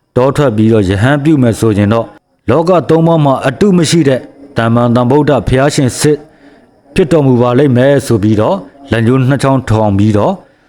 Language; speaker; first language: Burmese; native; Burmese